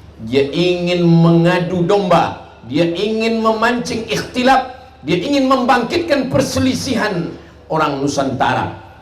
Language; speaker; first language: Malay; native; Malay